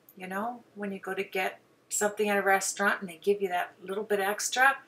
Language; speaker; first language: English; native; English